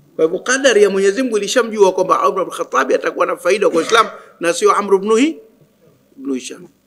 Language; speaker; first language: Swahili; native; Swahili